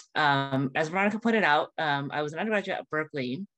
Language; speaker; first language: English; native; English